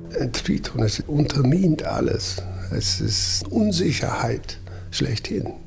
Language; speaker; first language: German; non-native, fluent; English